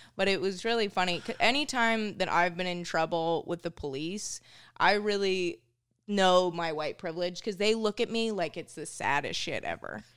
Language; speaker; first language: English; native; English